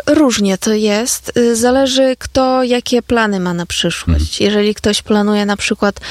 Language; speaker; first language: Polish; non-native, fluent; Ukrainian